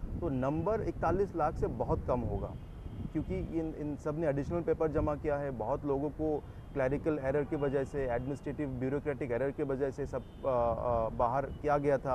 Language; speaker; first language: Urdu; non-native, local second language; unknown